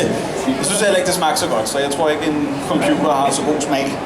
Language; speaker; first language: Danish; native; Danish